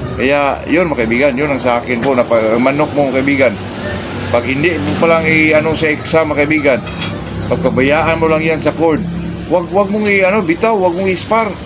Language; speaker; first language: Filipino; non-native, local second language; Cebuano